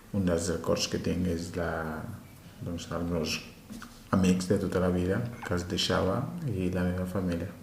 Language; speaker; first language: Catalan; non-native, fluent; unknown